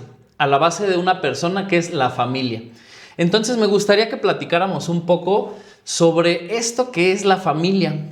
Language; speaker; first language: Spanish; native; Spanish